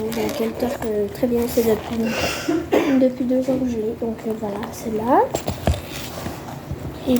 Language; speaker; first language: French; native; French